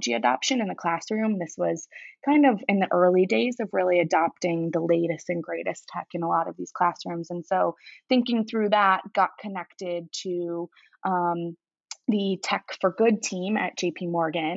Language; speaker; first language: English; native; English